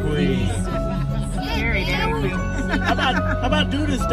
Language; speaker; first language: English; native; English